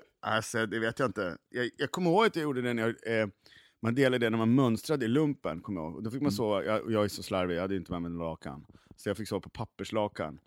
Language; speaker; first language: Swedish; native; Swedish